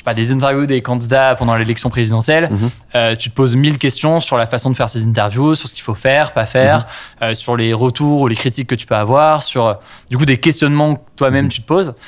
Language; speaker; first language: French; native; French